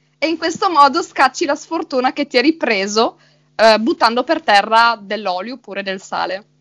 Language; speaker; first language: Italian; native; Italian